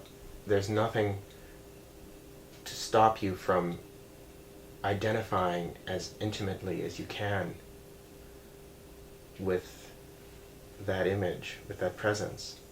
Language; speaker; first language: English; native; English